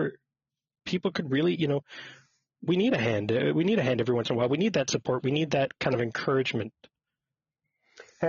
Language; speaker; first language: English; native; English